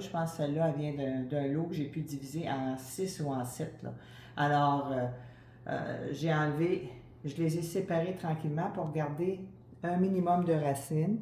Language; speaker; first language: French; native; French